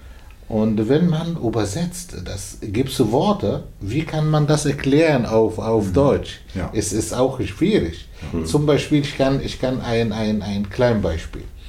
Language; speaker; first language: German; non-native, learner; Arabic